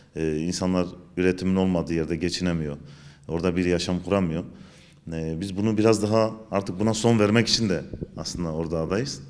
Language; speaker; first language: Turkish; non-native, local second language; Zaza